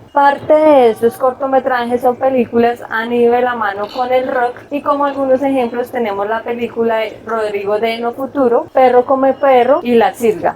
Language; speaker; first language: Spanish; native; Spanish